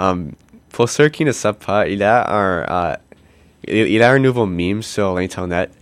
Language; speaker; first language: French; non-native, local second language; English